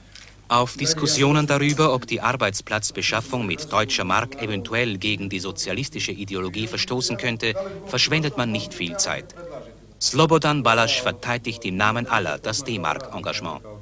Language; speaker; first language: German; native; German